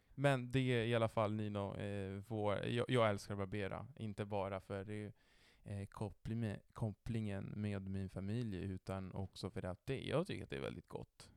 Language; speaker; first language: Swedish; non-native, fluent; Italian